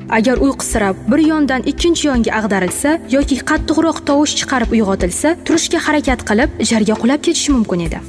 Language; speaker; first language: Uzbek; native; Uzbek